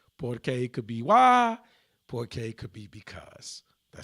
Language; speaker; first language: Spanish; non-native, learner; English